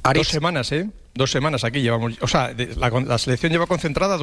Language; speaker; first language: Spanish; native; Spanish